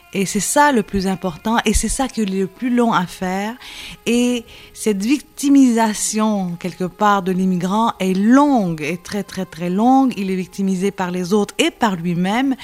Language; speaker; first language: French; non-native, local second language; Arabic